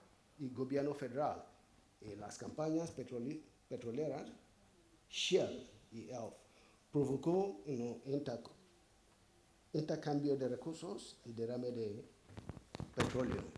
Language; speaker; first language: Spanish; non-native, fluent; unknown